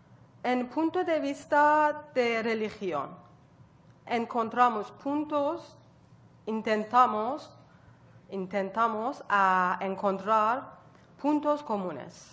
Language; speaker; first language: Spanish; non-native, learner; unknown